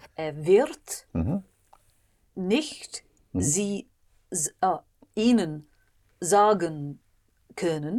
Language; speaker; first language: German; non-native, learner; English